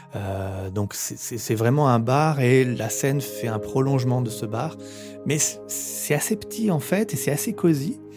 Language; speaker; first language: French; native; French